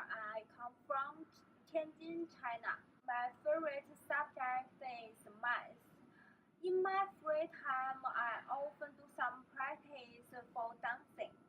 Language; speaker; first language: English; non-native, learner; Chinese